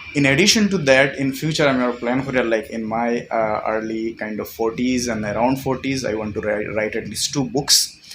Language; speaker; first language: English; non-native, local second language; Bangla